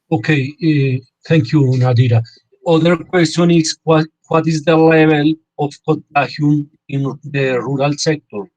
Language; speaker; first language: English; non-native, learner; Spanish